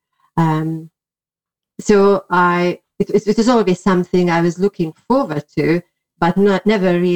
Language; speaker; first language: English; non-native, fluent; Hungarian